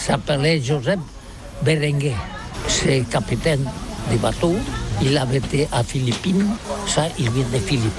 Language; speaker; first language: French; non-native, learner; Catalan